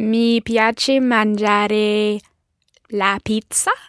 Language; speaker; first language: Italian; non-native, learner; English